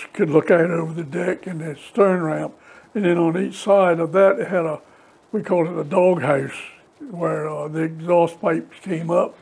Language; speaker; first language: English; native; English